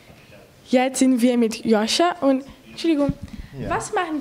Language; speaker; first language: German; non-native, learner; Portuguese